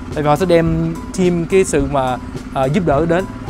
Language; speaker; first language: Vietnamese; early bilingual, heritage; Vietnamese